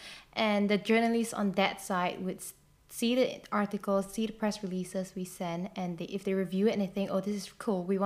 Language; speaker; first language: English; non-native, local second language; Chinese